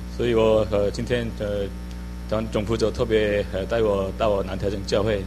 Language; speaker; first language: Chinese; non-native, fluent; Korean